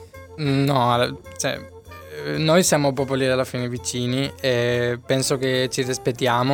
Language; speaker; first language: Italian; non-native, fluent; Spanish